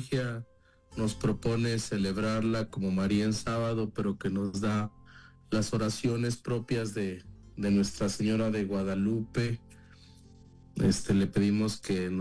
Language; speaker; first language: Spanish; native; Spanish